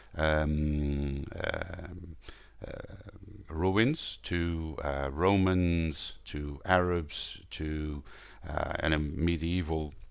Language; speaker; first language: English; non-native, fluent; Portuguese